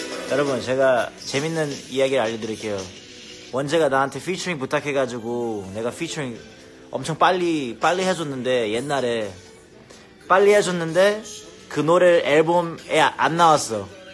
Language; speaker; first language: Korean; early bilingual, heritage; Korean